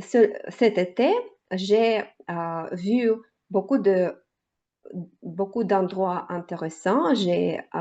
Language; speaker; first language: French; non-native, learner; Russian